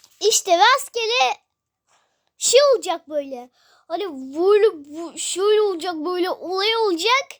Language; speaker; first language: Turkish; native; Turkish